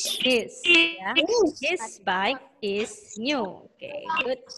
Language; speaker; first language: English; non-native, learner; Indonesian